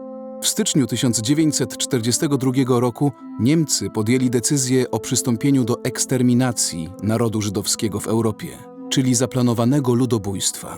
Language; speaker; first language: Polish; native; Polish